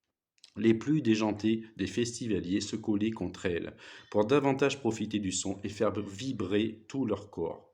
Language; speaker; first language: French; native; French